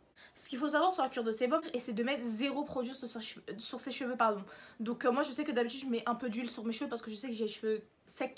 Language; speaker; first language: French; native; French